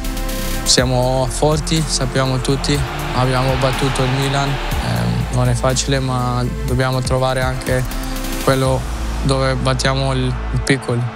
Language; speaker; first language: Italian; non-native, learner; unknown